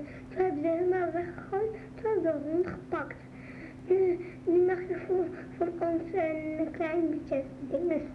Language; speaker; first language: Dutch; early bilingual, other home language; Arabic